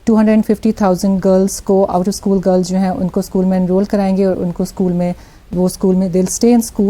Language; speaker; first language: Urdu; native; Urdu